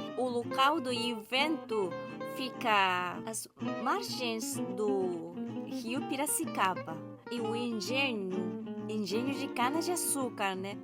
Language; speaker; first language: Portuguese; non-native, learner; Japanese